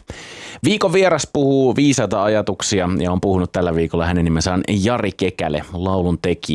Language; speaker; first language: Finnish; native; Finnish